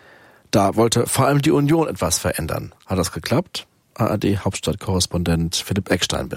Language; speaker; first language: German; native; German